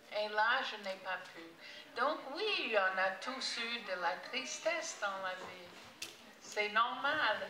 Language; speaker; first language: French; non-native, fluent; English